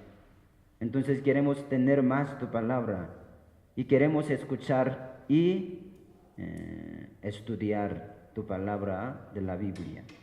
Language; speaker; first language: Spanish; non-native, fluent; Korean